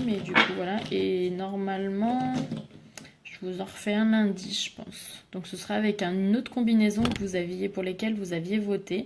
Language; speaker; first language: French; native; French